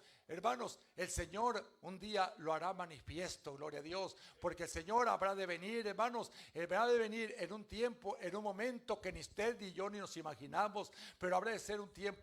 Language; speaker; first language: Spanish; native; Spanish